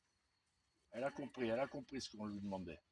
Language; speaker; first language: French; native; French